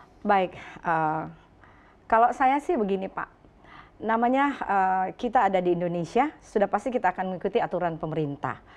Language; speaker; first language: Indonesian; native; Indonesian